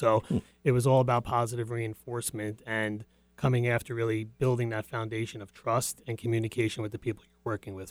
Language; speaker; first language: English; native; English